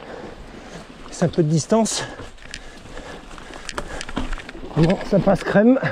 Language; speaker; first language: French; native; French